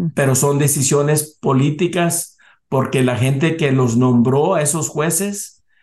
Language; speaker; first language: Spanish; early bilingual, heritage; Spanish